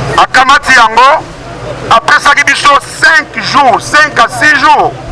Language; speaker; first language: Lingala; native; Lingala